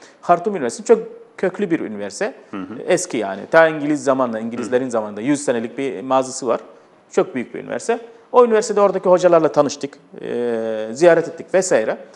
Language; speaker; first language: Turkish; non-native, fluent; Arabic